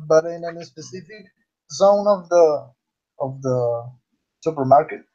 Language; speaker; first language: English; non-native, learner; Spanish